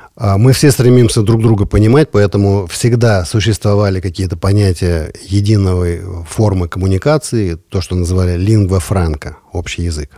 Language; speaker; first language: Russian; native; Russian